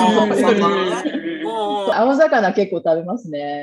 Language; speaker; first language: Japanese; native; Japanese